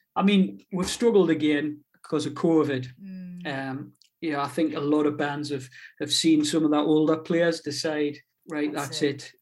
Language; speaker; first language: English; native; English